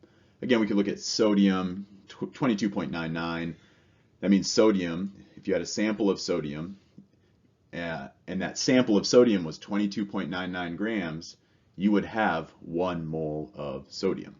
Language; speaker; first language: English; native; English